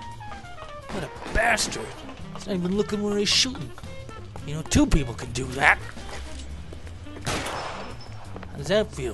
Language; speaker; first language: English; native; English